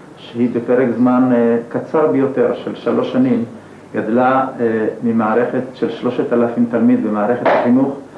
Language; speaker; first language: Hebrew; native; Hebrew